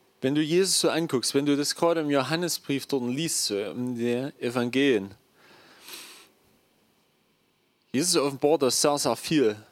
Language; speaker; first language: German; native; German